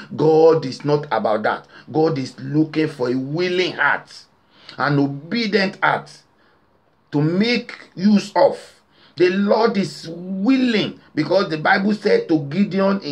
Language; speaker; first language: English; non-native, local second language; Yoruba